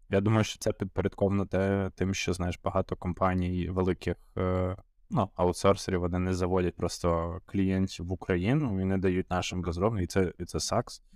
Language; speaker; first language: Ukrainian; native; Ukrainian